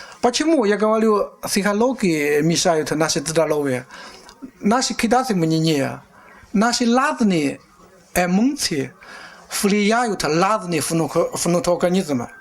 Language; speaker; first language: Russian; non-native, learner; Chinese